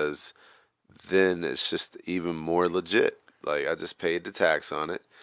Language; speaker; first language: English; native; English